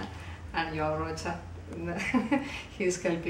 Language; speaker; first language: English; non-native, learner; Spanish